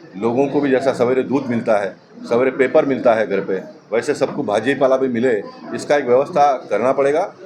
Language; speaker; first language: Hindi; non-native, local second language; Tulu